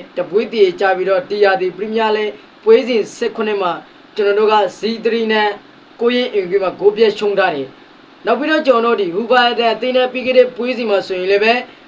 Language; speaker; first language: Burmese; native; Burmese